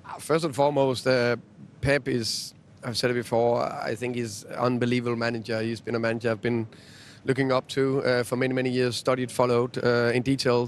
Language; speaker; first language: English; non-native, fluent; Danish